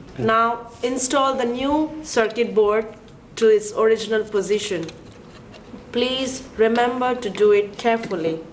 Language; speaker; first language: English; non-native, learner; Chinese